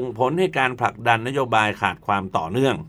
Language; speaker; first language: Thai; native; Thai